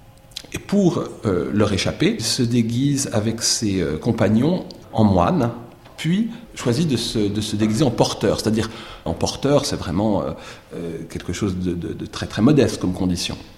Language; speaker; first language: French; native; French